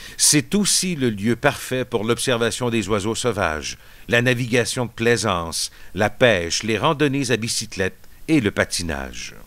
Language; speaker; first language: French; native; French